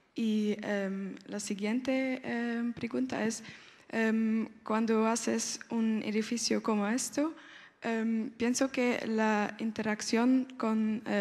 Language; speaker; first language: Spanish; non-native, learner; French